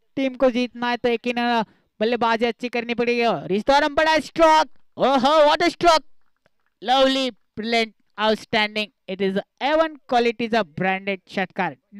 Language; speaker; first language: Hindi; non-native, local second language; Marathi